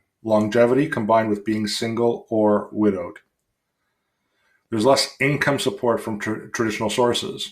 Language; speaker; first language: English; native; English